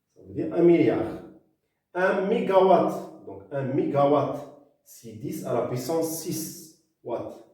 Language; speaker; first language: French; non-native, local second language; Arabic